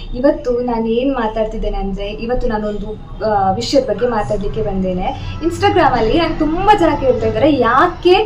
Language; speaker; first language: Kannada; native; Kannada